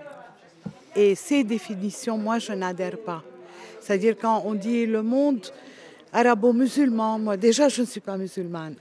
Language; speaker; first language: French; non-native, local second language; Arabic